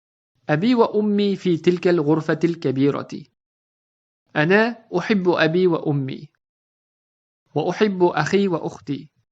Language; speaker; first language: Arabic; non-native, fluent; English